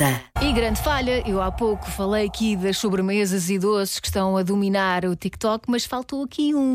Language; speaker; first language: Portuguese; native; Portuguese